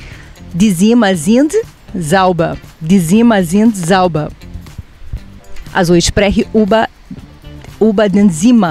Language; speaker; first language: German; non-native, fluent; Portuguese